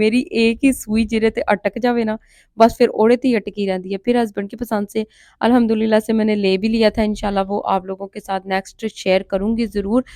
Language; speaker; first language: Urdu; non-native, local second language; Punjabi